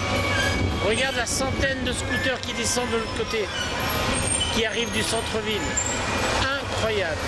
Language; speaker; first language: French; native; French